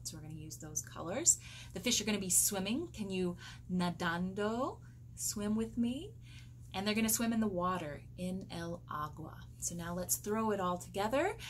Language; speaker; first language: English; native; English